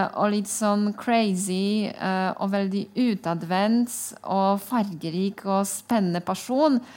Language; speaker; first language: Norwegian; non-native, fluent; Polish